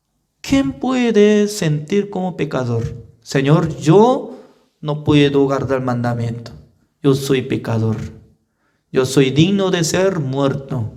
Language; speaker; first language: Spanish; non-native, fluent; Korean